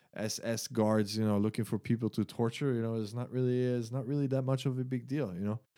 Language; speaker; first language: English; non-native, fluent; German